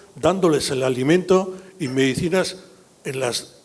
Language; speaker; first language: Spanish; non-native, local second language; Basque